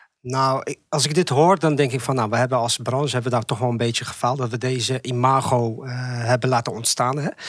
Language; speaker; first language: Dutch; early bilingual, other home language; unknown